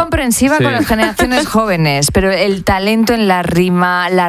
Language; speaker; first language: Spanish; native; Spanish